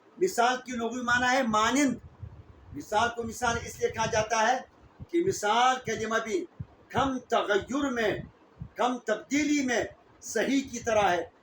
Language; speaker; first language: Urdu; non-native, local second language; Pashto